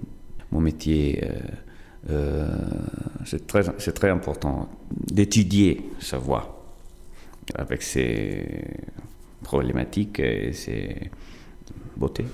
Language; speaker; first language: French; non-native, fluent; Italian